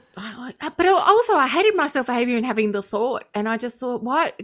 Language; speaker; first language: English; native; English